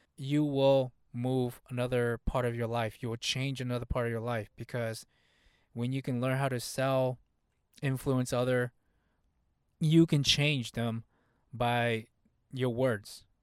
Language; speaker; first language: English; early bilingual, other home language; Hmong